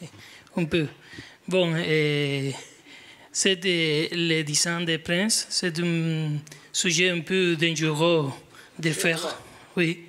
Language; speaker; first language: French; non-native, learner; Spanish